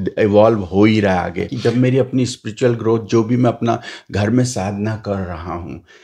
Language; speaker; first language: Hindi; native; Hindi